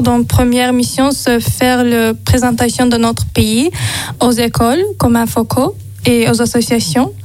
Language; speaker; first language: French; non-native, learner; Azerbaijani